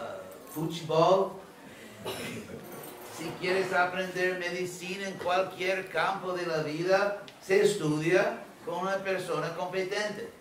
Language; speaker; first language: Spanish; non-native, fluent; English